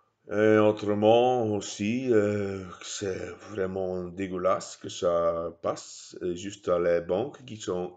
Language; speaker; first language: French; non-native, learner; Dutch